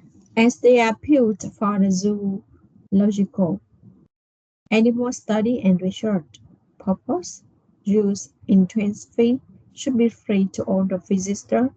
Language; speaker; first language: English; non-native, learner; Vietnamese